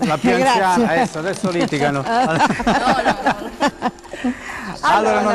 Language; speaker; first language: Italian; native; Italian